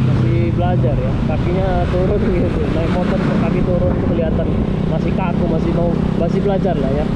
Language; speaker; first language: Indonesian; native; Indonesian